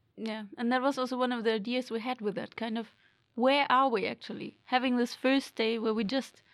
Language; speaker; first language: English; non-native, fluent; German